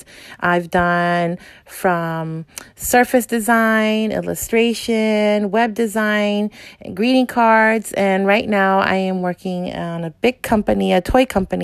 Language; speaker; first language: English; native; English